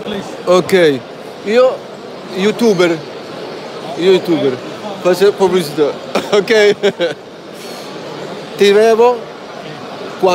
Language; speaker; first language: Italian; non-native, learner; Arabic